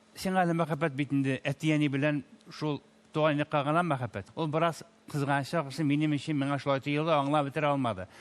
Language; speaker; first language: Tatar; native; Tatar